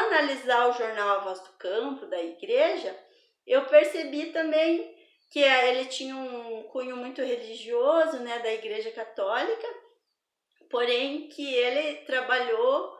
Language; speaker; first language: Portuguese; native; Portuguese